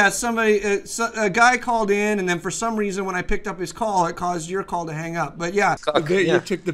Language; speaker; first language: English; native; English